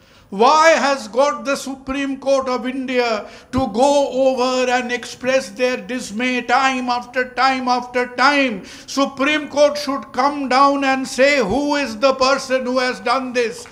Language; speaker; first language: English; non-native, local second language; Bangla